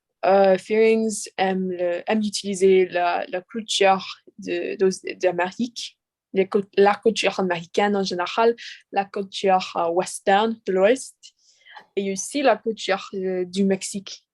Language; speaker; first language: French; non-native, learner; English